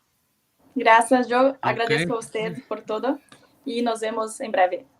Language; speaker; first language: Spanish; non-native, learner; Portuguese